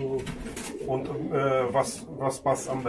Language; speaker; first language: German; non-native, fluent; Polish